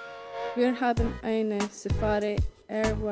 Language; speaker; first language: German; non-native, learner; English